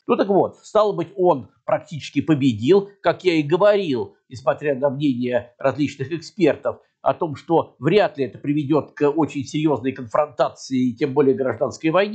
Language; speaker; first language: Russian; native; Russian